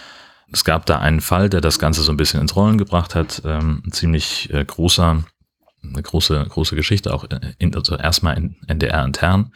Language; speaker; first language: German; native; German